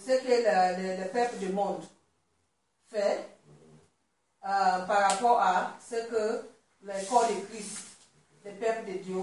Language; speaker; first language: French; non-native, learner; Swahili